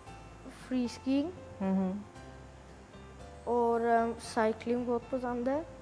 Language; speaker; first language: Hindi; early bilingual, heritage; Hindi